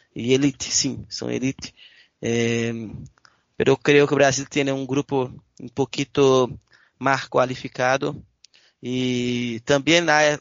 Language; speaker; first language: Spanish; non-native, learner; Portuguese